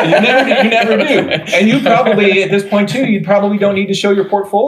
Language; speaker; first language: English; native; English